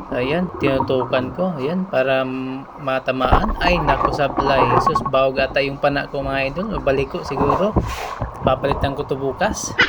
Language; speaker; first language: Filipino; non-native, local second language; Cebuano